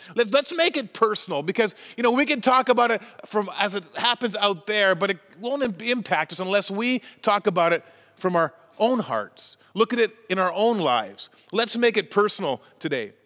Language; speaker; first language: English; native; English